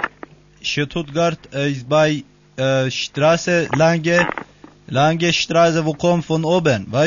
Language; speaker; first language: German; non-native, learner; Turkish